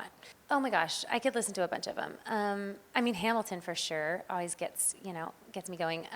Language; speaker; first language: English; native; English